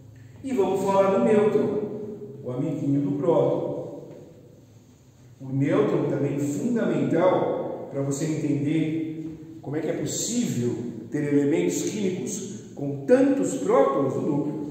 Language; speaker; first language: Portuguese; native; Portuguese